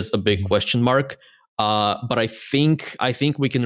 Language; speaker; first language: English; non-native, fluent; Bulgarian